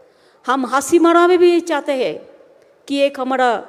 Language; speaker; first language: Hindi; non-native, local second language; Bangla